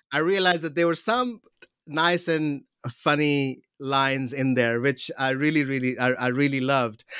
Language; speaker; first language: English; non-native, local second language; Urdu